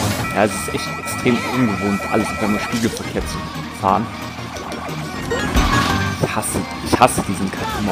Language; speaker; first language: German; native; German